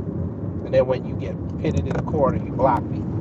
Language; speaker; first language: English; native; English